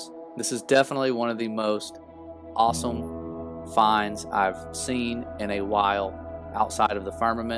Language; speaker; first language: English; native; English